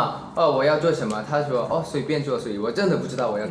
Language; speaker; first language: Chinese; early bilingual, heritage; English